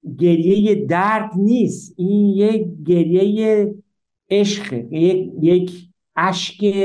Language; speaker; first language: Persian; early bilingual, heritage; English